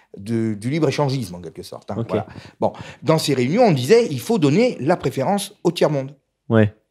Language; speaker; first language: French; native; French